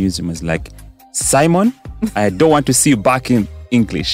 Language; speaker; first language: English; non-native, local second language; Ganda